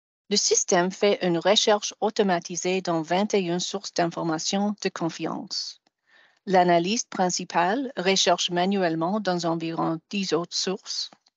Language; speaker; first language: French; non-native, fluent; English